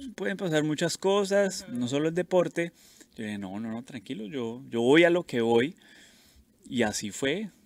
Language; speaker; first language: Spanish; native; Spanish